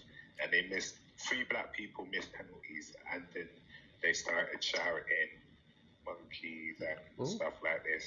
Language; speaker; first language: English; native; English